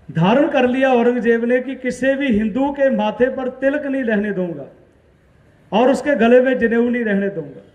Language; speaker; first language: Hindi; non-native, local second language; Punjabi